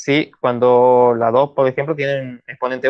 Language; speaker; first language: Spanish; native; Spanish